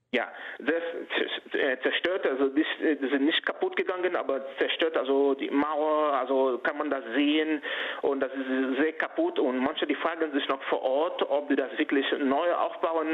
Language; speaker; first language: German; non-native, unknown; Haitian Creole